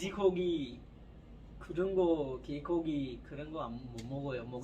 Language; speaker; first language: Korean; non-native, learner; Urdu